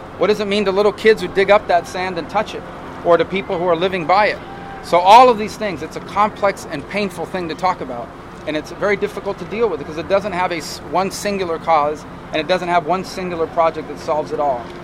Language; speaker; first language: English; native; English